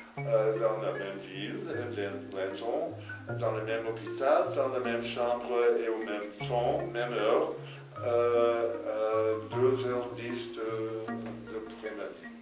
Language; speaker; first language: French; non-native, fluent; English